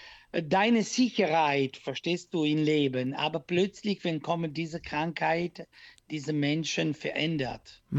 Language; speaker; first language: German; non-native, learner; Italian